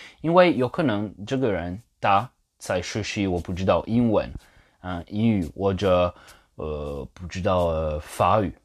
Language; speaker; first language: Chinese; non-native, fluent; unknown